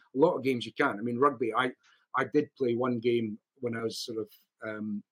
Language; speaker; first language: English; native; English